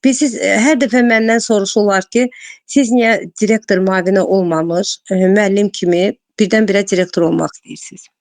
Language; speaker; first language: Azerbaijani; non-native, local second language; Russian